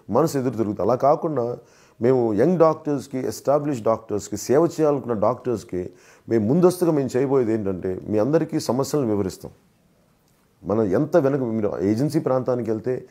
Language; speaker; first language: Telugu; native; Telugu